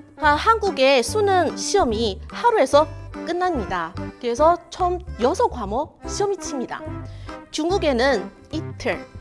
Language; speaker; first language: Korean; non-native, learner; Chinese